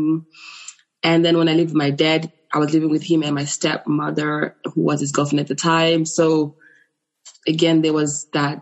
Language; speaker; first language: English; non-native, local second language; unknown